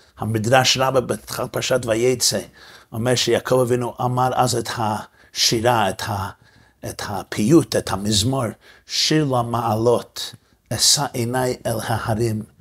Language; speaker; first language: Hebrew; non-native, fluent; English